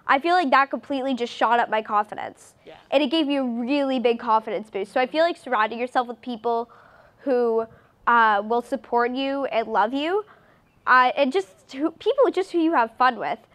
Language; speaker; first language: English; native; English